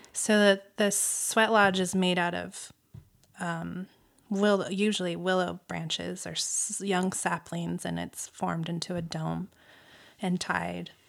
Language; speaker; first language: English; native; English